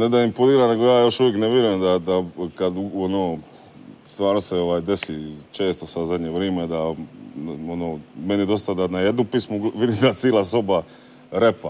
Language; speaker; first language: Bosnian; native; Bosnian